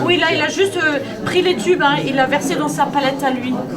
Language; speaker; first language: French; native; French